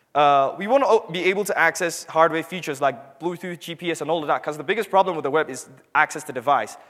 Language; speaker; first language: English; non-native, local second language; Hausa